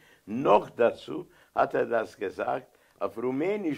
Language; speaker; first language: German; non-native, fluent; Hungarian